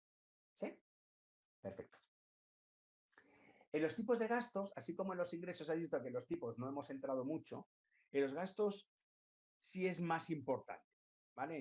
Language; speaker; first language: Spanish; native; Spanish